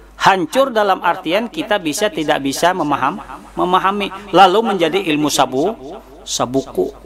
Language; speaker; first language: Indonesian; non-native, local second language; Banjar